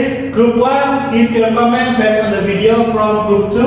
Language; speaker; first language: English; non-native, fluent; Indonesian